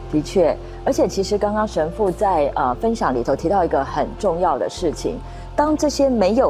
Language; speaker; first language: Chinese; native; Chinese